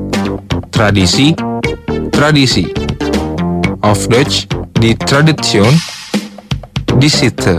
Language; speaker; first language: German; non-native, fluent; Indonesian